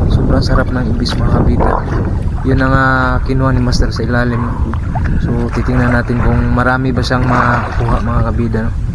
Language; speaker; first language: Filipino; non-native, local second language; Cebuano